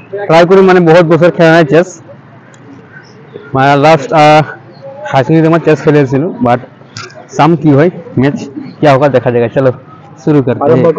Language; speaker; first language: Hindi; non-native, local second language; Assamese